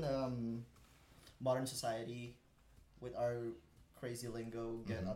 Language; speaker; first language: English; non-native, local second language; Filipino